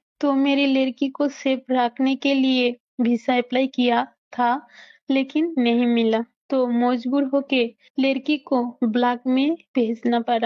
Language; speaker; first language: Hindi; non-native, learner; Bangla